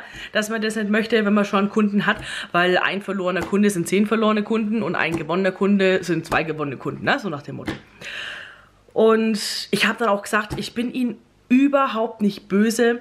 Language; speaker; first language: German; native; German